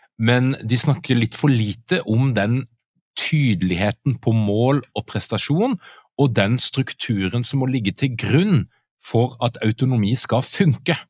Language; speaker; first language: Norwegian; native; Norwegian